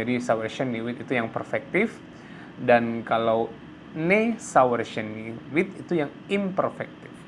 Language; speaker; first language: Indonesian; native; Indonesian